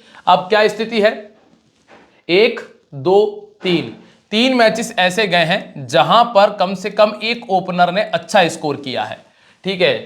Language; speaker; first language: Hindi; native; Hindi